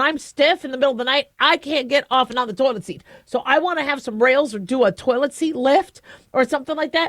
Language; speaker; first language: English; native; English